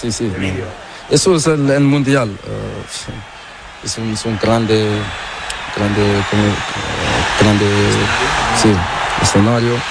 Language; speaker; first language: Spanish; non-native, learner; Portuguese